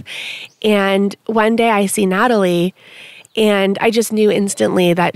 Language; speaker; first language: English; native; English